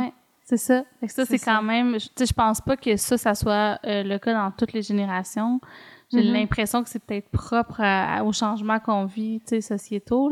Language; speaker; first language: French; native; French